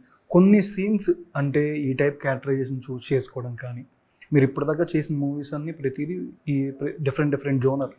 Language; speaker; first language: Telugu; native; Telugu